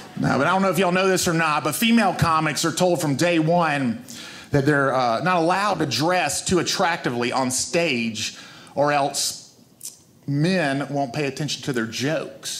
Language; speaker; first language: English; native; English